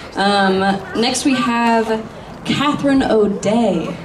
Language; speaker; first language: English; native; English